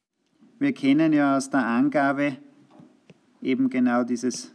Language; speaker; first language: German; native; German